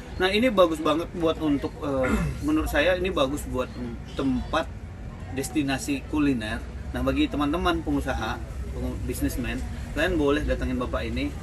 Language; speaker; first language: Indonesian; native; Indonesian